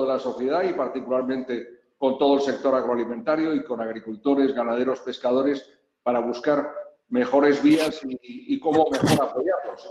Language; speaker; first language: Spanish; native; Spanish